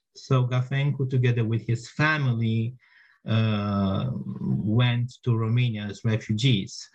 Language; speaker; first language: English; non-native, fluent; Romanian